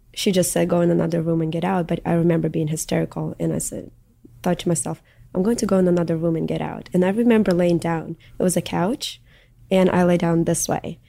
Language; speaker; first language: English; early bilingual, other home language; Russian